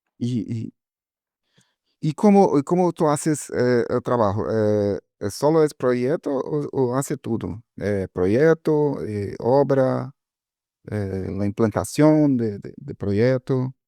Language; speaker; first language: Spanish; non-native, learner; Portuguese